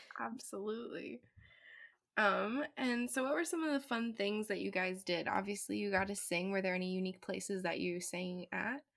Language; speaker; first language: English; native; English